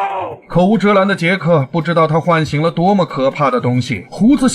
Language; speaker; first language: Chinese; native; Chinese